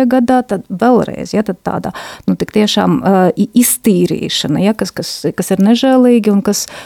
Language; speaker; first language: Latvian; non-native, local second language; Russian